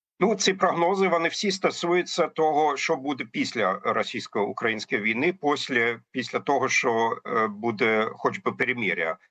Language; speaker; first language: Ukrainian; non-native, fluent; German